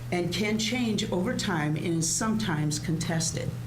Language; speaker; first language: English; native; English